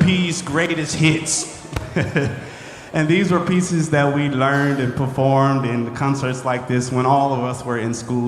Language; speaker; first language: English; native; English